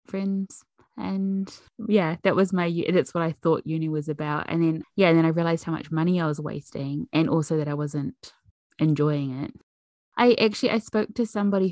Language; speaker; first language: English; native; English